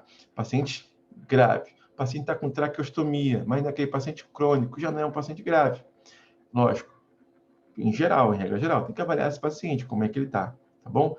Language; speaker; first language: Portuguese; native; Portuguese